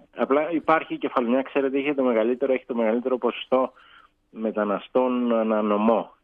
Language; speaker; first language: Greek; early bilingual, other home language; English